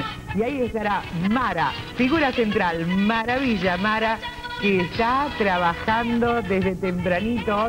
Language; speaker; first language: Spanish; native; Spanish